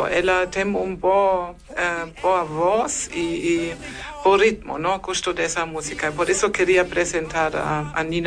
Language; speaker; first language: Portuguese; non-native, fluent; German